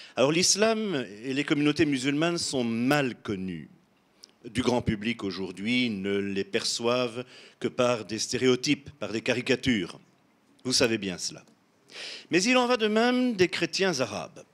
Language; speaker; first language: French; native; French